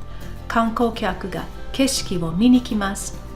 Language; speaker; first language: Japanese; non-native, fluent; English